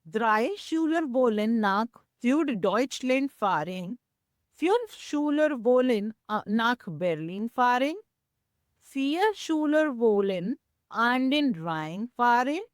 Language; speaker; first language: German; non-native, learner; Hindi